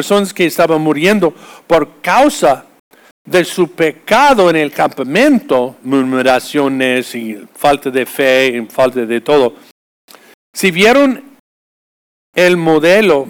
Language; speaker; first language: Spanish; non-native, fluent; English